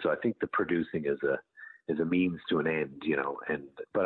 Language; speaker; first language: English; native; English